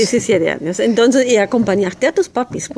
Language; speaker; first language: Spanish; native; Spanish